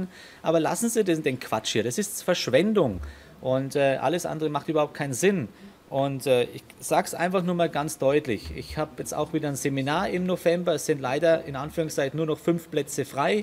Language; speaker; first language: German; native; German